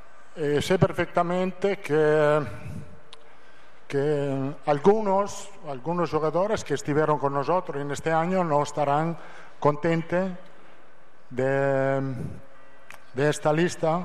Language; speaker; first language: Portuguese; non-native, fluent; Italian